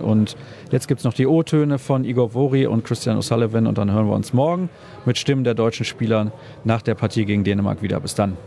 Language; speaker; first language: German; native; German